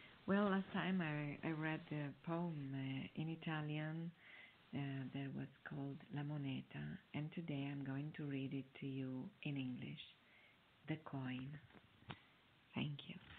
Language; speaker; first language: English; non-native, fluent; Italian